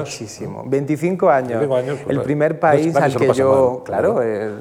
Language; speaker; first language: Spanish; native; Spanish